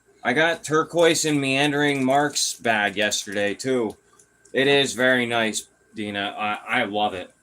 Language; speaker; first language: English; native; English